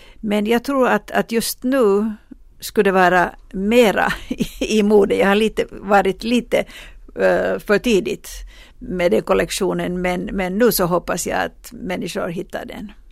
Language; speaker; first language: Swedish; non-native, local second language; Finnish